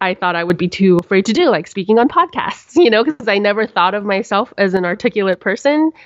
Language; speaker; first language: English; native; English